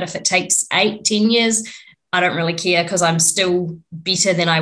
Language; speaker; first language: English; native; English